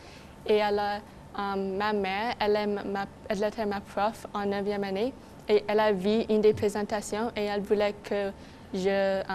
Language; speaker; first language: French; non-native, local second language; English